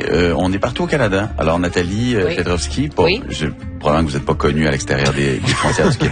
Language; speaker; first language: French; native; French